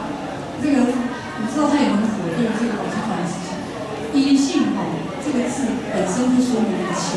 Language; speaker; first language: Chinese; native; Chinese